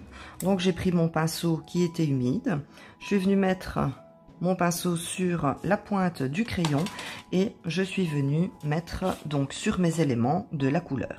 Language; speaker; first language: French; native; French